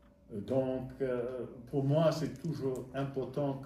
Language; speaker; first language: French; non-native, fluent; English